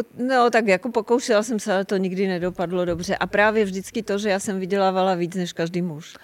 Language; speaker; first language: Czech; native; Czech